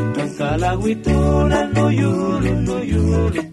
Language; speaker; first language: Spanish; native; Spanish